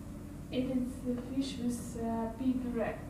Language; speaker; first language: English; non-native, learner; Russian